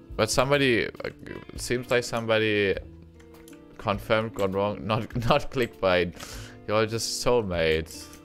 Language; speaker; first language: English; non-native, fluent; German